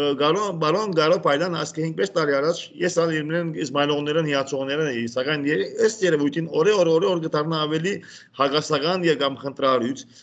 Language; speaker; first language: Armenian; native; Armenian